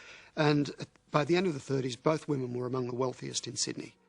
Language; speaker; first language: English; native; English